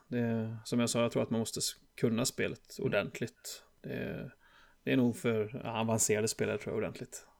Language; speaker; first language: Swedish; native; Swedish